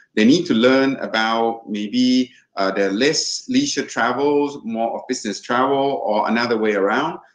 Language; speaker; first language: English; non-native, fluent; Thai